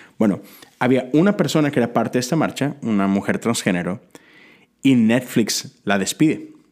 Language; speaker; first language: Spanish; native; Spanish